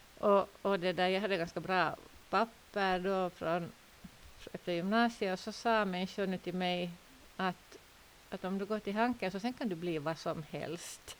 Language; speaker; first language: Swedish; native; Swedish